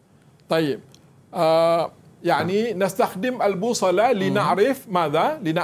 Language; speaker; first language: Arabic; non-native, fluent; Malay